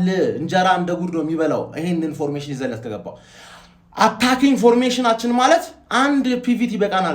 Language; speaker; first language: Amharic; native; Amharic